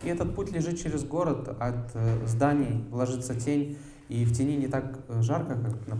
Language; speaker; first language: Russian; native; Russian